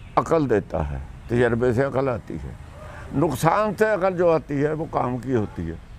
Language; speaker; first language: Hindi; non-native, local second language; Punjabi